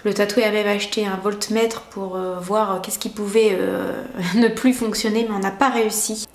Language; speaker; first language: French; native; French